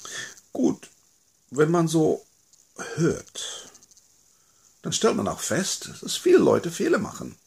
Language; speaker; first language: German; non-native, fluent; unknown